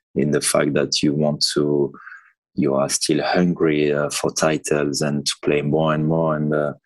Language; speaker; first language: English; non-native, fluent; French